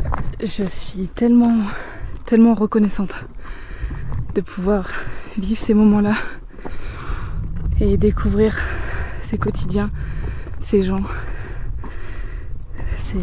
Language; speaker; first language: French; native; French